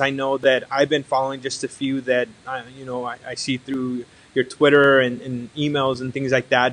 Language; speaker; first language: English; native; English